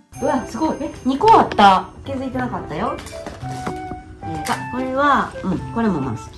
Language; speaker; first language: Japanese; native; Japanese